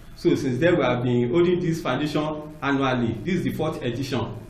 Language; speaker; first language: English; non-native, local second language; Yoruba